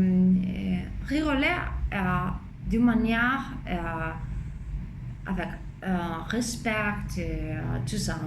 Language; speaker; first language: French; non-native, fluent; Spanish